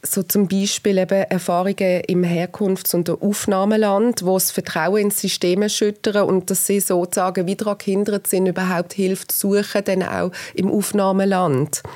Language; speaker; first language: German; native; German